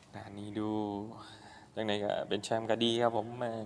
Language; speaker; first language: Thai; non-native, local second language; Northeastern Thai